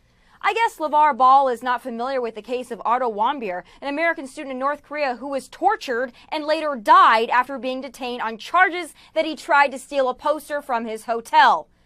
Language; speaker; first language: English; native; English